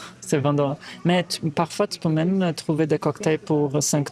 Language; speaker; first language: French; non-native, fluent; Portuguese